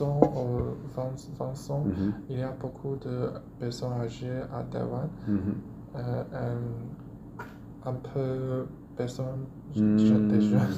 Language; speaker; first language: French; non-native, learner; Chinese